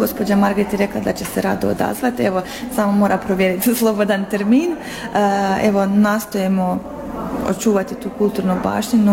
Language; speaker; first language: Croatian; native; Croatian